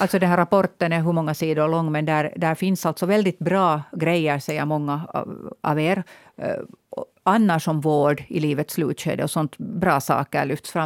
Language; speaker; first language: Swedish; native; Swedish